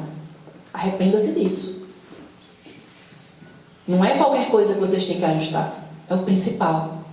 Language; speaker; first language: Portuguese; native; Portuguese